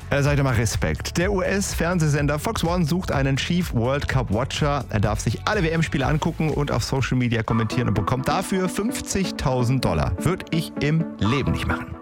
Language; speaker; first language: German; native; German